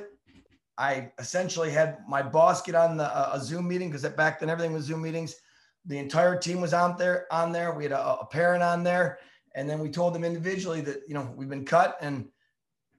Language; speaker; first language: English; native; English